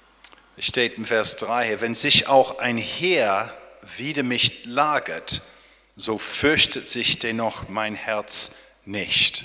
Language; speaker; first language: German; non-native, fluent; English